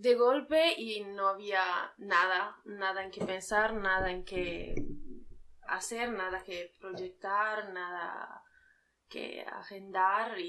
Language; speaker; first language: Spanish; non-native, fluent; Italian